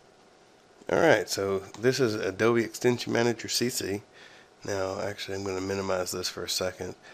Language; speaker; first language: English; native; English